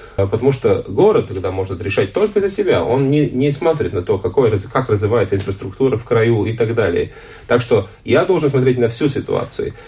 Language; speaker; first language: Russian; non-native, local second language; Latvian